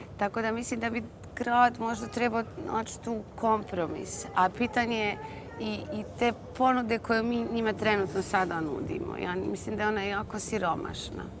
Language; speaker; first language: Croatian; native; Croatian